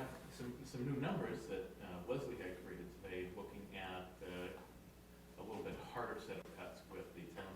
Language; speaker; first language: English; native; English